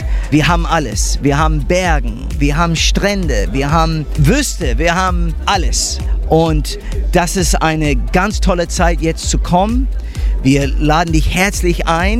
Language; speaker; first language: German; early bilingual, heritage; English